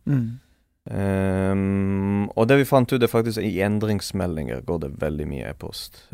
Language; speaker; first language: Norwegian; non-native, fluent; Hebrew